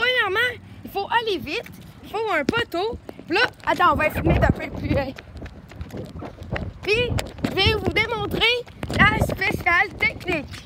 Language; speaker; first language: French; native; French